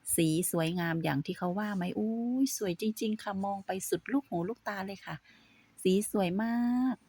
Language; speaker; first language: Thai; native; Thai